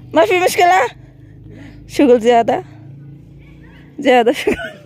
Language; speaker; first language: Arabic; non-native, learner; Bangla